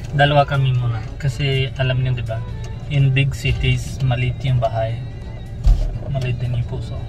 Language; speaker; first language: Filipino; non-native, learner; Hindi